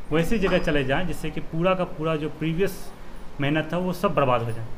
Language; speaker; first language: Hindi; native; Hindi